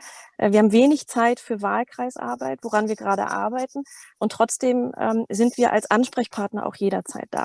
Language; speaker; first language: German; native; German